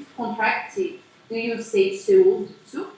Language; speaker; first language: English; non-native, learner; Portuguese